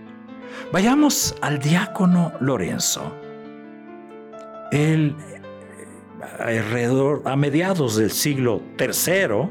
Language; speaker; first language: Spanish; native; Spanish